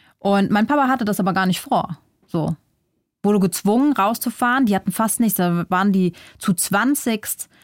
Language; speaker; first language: German; early bilingual, other home language; Vietnamese